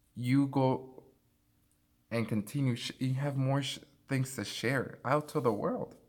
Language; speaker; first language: English; early bilingual, other home language; Spanish